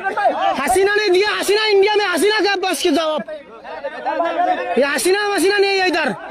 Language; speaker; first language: Hindi; non-native, learner; Bangla